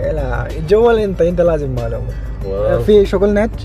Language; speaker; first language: Arabic; non-native, learner; Bangla